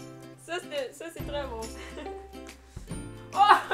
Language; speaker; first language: French; native; French